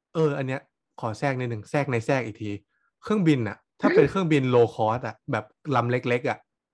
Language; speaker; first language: Thai; native; Thai